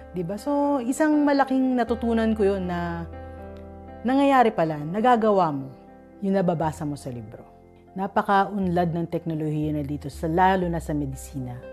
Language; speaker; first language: Filipino; native; Filipino